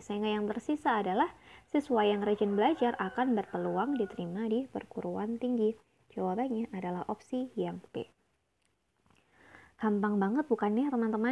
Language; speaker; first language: Indonesian; native; Indonesian